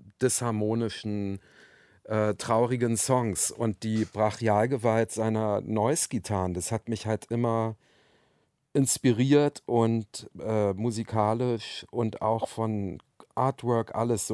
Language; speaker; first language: German; native; German